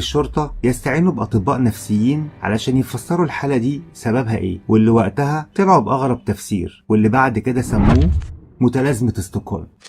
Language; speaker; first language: Arabic; native; Arabic